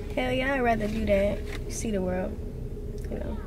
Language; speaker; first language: English; native; English